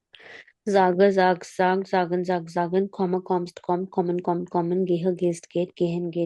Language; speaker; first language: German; non-native, fluent; Hindi